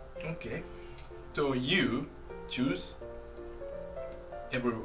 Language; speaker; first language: English; non-native, fluent; Japanese